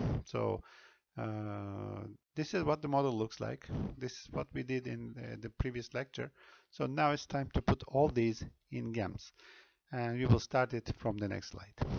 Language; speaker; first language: English; non-native, fluent; Turkish